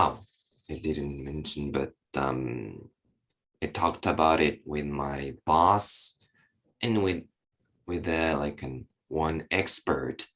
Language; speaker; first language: English; non-native, learner; Japanese